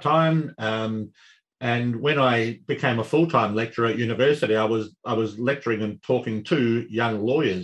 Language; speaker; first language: English; native; English